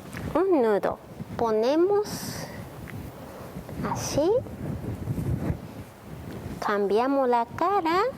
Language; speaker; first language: Spanish; non-native, learner; Japanese